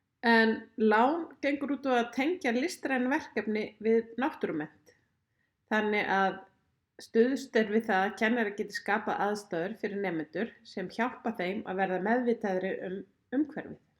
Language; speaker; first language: Icelandic; native; Icelandic